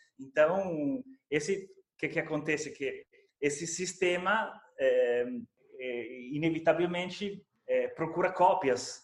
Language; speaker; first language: Portuguese; non-native, fluent; Italian